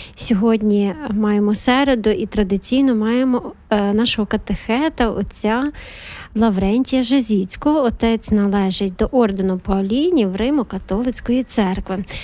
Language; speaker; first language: Ukrainian; native; Ukrainian